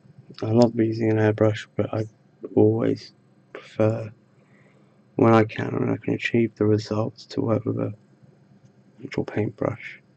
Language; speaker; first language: English; native; English